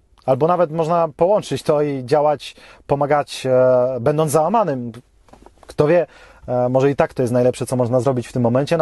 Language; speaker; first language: Polish; native; Polish